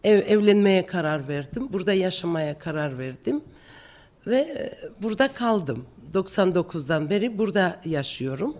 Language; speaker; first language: Turkish; non-native, fluent; Georgian